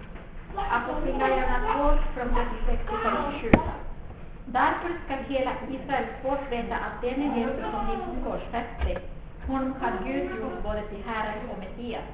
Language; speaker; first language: Swedish; non-native, fluent; Spanish